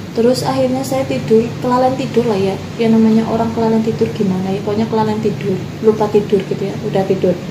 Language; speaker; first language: Indonesian; non-native, local second language; Javanese